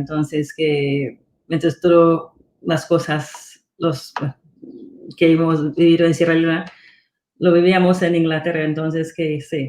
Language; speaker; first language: Spanish; non-native, fluent; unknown